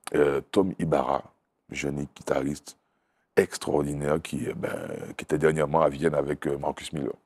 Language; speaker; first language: French; native; French